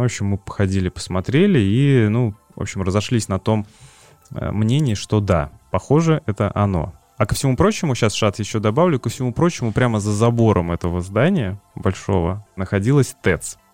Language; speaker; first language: Russian; native; Russian